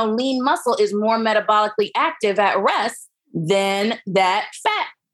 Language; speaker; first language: English; native; English